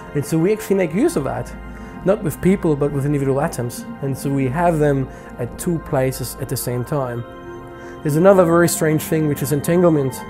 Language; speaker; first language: English; non-native, fluent; German